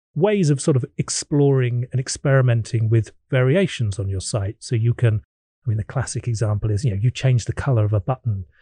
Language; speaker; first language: English; native; English